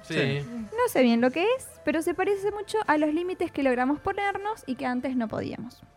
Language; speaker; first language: Spanish; native; Spanish